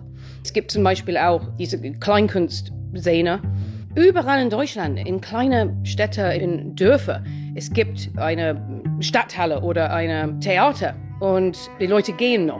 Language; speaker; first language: German; non-native, fluent; English